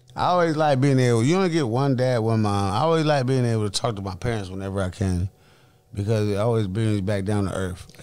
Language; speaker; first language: English; native; English